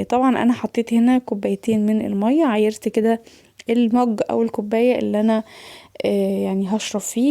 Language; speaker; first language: Arabic; native; Arabic